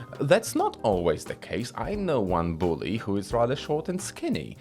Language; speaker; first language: English; non-native, fluent; Polish